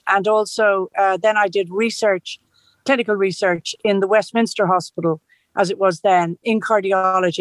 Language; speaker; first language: English; native; English